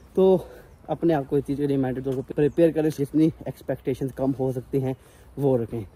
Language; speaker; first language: Urdu; non-native, local second language; Punjabi